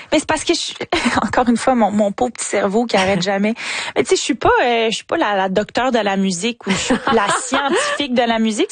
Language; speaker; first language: French; native; French